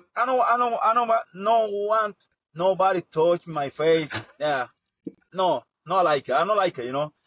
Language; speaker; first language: English; non-native, learner; Spanish